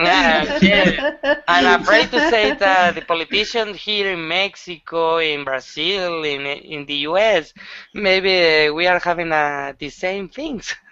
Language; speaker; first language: English; non-native, learner; Spanish